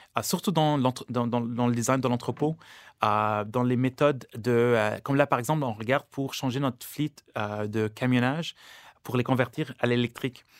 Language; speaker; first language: French; non-native, local second language; Arabic